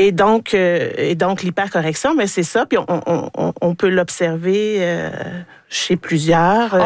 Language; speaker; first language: French; native; French